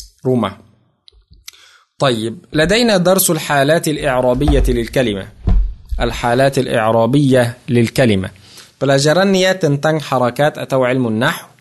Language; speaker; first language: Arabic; non-native, fluent; Indonesian